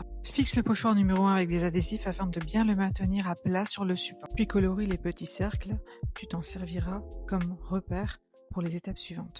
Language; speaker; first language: French; native; French